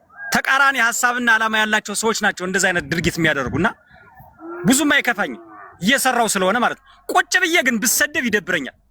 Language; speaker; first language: Amharic; native; Amharic